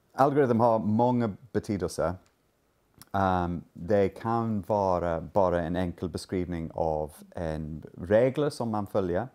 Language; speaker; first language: Swedish; non-native, fluent; English